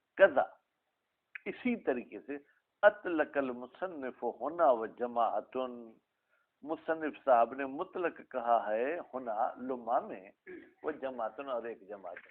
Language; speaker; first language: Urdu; non-native, local second language; Sindhi